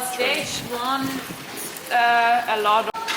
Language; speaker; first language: English; non-native, learner; German